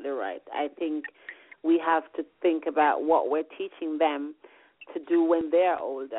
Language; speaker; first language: English; non-native, local second language; Jamaican Creole English